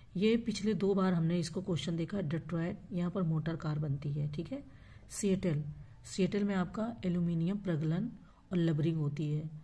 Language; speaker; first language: Hindi; native; Hindi